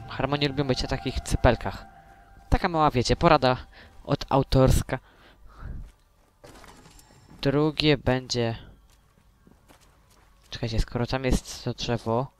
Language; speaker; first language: Polish; native; Polish